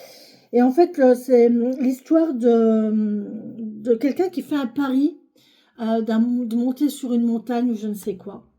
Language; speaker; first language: French; native; French